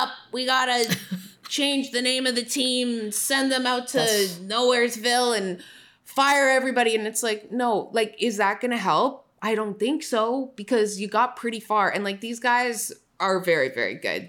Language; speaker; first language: English; native; English